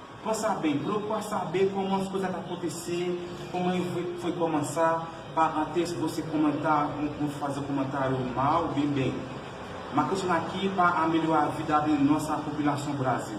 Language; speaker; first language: Portuguese; non-native, learner; Haitian Creole